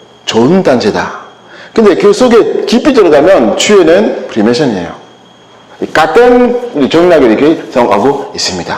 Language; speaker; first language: Korean; non-native, learner; French